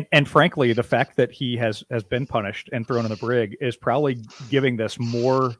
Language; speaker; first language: English; native; English